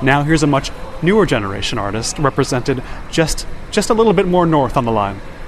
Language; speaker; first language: English; native; English